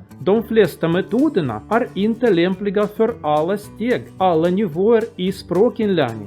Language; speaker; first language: Swedish; non-native, learner; Russian